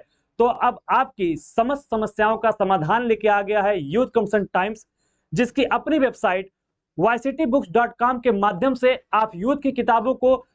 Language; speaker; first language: Hindi; native; Hindi